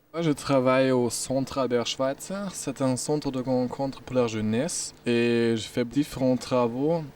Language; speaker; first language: French; non-native, fluent; German